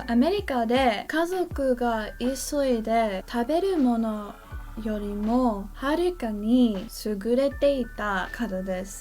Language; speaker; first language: Japanese; non-native, fluent; English